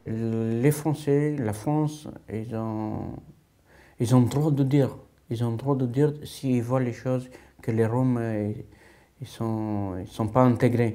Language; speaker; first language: French; non-native, fluent; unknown